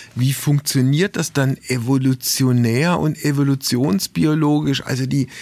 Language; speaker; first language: German; native; German